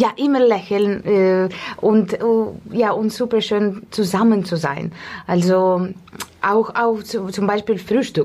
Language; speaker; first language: German; non-native, learner; Estonian